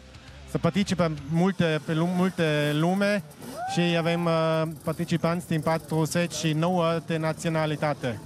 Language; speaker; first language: Romanian; non-native, learner; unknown